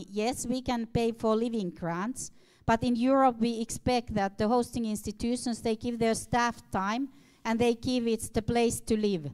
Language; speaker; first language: English; non-native, fluent; Finnish